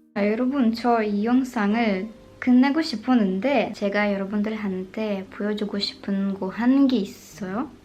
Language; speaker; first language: Korean; non-native, fluent; Russian